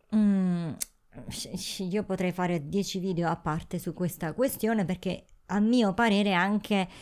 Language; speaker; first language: Italian; native; Italian